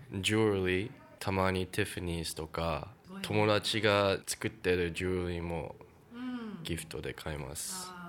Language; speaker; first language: Japanese; early bilingual, heritage; Japanese